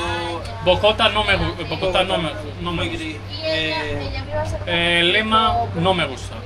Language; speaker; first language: Spanish; non-native, learner; Greek